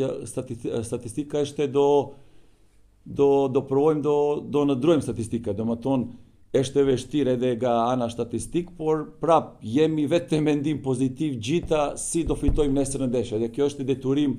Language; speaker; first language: Albanian; non-native, learner; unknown